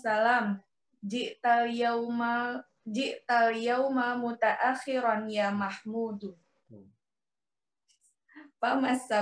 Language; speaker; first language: Arabic; non-native, learner; Indonesian